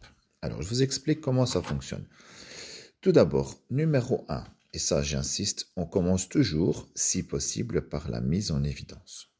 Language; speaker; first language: French; native; French